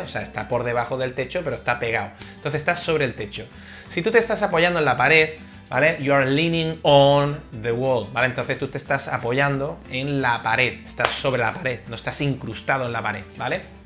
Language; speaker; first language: Spanish; native; Spanish